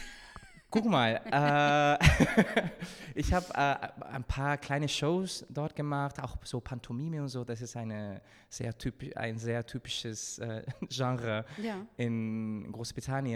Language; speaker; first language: German; non-native, fluent; Spanish